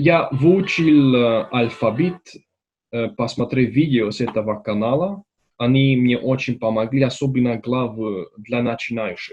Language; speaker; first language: Russian; non-native, learner; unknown